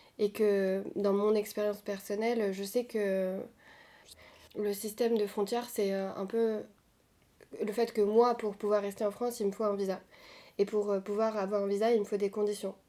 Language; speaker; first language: French; non-native, local second language; Arabic